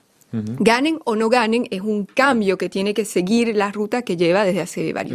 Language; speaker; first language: Spanish; native; Spanish